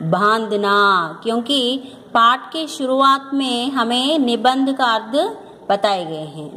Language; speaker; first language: Hindi; non-native, local second language; Telugu